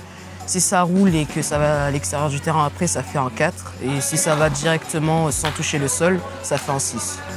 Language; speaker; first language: French; native; French